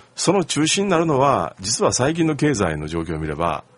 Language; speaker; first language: Japanese; native; Japanese